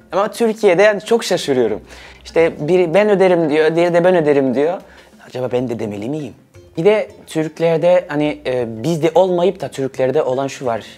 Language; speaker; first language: Turkish; early bilingual, other home language; Swahili